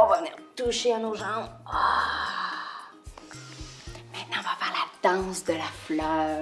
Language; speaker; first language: French; native; French